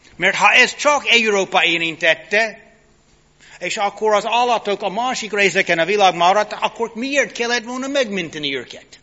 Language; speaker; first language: Hungarian; non-native, fluent; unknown